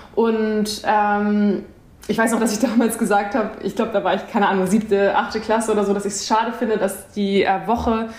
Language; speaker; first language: German; native; German